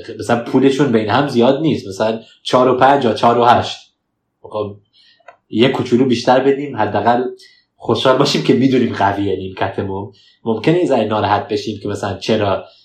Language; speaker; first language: Persian; early bilingual, heritage; Persian